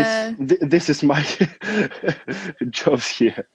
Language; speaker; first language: English; non-native, learner; Romanian